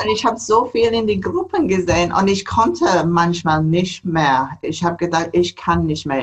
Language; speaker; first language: German; non-native, fluent; English